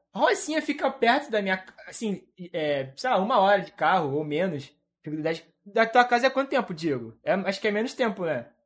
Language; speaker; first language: Portuguese; native; Portuguese